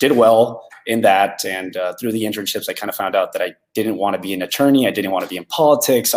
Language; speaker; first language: English; native; English